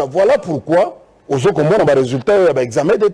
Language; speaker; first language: French; non-native, local second language; Lingala